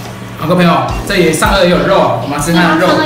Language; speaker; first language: Chinese; native; Chinese